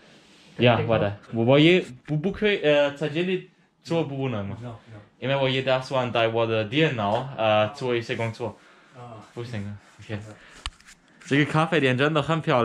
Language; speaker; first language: Chinese; non-native, learner; German